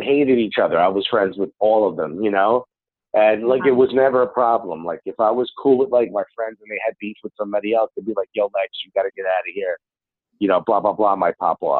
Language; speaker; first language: English; early bilingual, other home language; Spanish